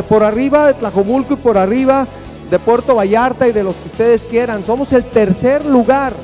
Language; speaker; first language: Spanish; native; Spanish